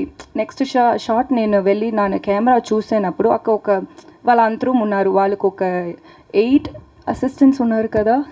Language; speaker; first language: Telugu; non-native, learner; Tamil